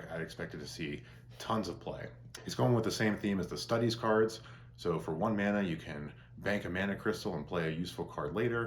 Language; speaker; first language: English; native; English